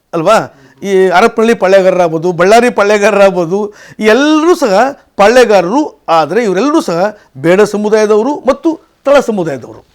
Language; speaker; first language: Kannada; native; Kannada